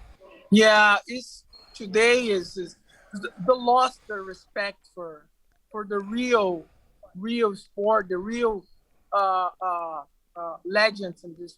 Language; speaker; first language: English; non-native, learner; Portuguese